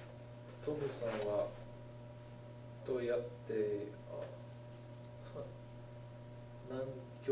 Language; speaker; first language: Japanese; non-native, learner; English